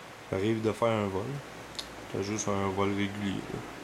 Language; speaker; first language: French; native; French